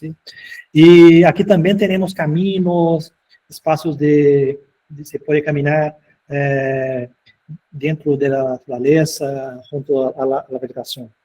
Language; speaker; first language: Spanish; non-native, fluent; Portuguese